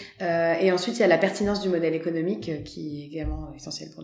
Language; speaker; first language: French; native; French